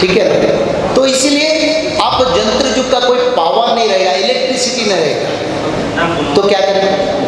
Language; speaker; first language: Hindi; non-native, local second language; Odia